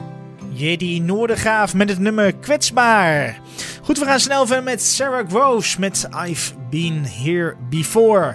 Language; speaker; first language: Dutch; native; Dutch